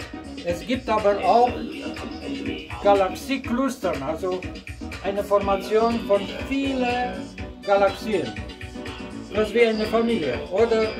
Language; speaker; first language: German; non-native, fluent; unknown